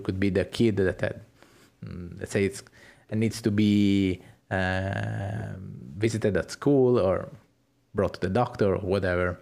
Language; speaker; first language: English; non-native, fluent; Italian